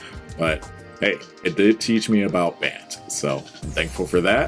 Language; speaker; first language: English; native; English